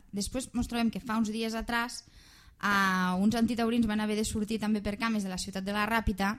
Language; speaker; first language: Catalan; native; Catalan